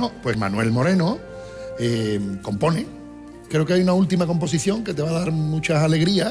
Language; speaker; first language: Spanish; native; Spanish